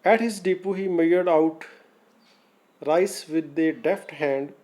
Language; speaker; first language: English; non-native, local second language; Punjabi